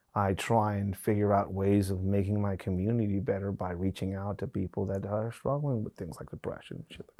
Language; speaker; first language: English; non-native, fluent; Spanish